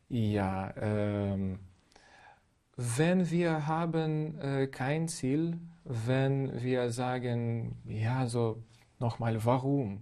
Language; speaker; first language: German; non-native, learner; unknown